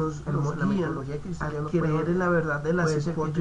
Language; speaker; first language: Spanish; native; Spanish